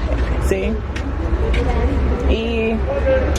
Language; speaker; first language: Spanish; non-native, learner; English